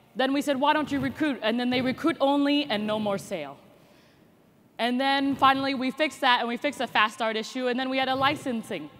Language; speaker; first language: English; native; English